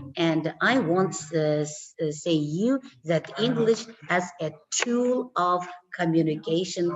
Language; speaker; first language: English; non-native, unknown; Kazakh